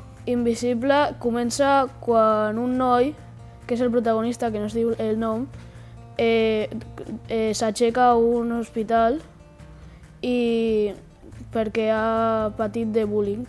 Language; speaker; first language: Catalan; non-native, local second language; Spanish